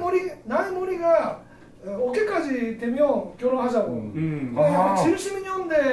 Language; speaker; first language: Korean; non-native, fluent; Japanese